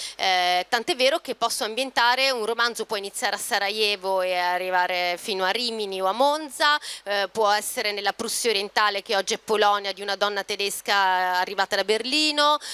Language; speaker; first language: Italian; native; Italian